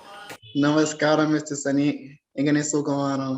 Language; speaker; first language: Malayalam; non-native, learner; English